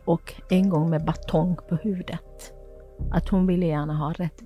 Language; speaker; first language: Swedish; non-native, fluent; Kurdish